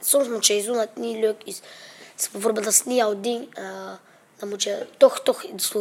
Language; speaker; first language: Dutch; early bilingual, other home language; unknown